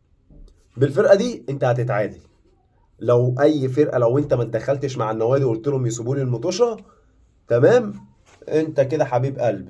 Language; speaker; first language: Arabic; native; Arabic